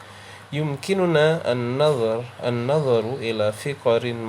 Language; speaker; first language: Arabic; non-native, fluent; Indonesian